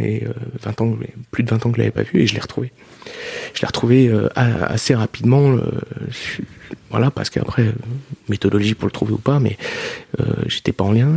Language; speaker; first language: French; native; French